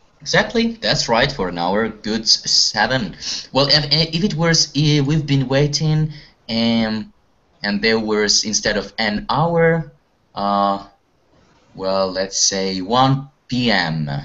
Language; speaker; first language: English; non-native, fluent; Russian